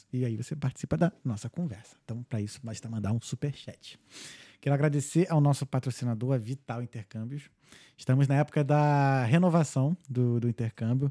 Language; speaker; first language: Portuguese; native; Portuguese